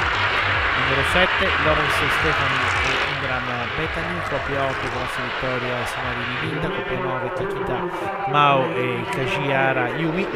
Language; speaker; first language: Italian; native; Italian